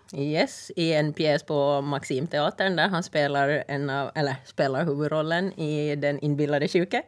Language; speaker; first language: Swedish; native; Swedish